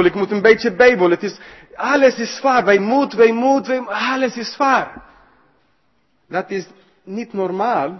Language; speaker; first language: Dutch; non-native, fluent; English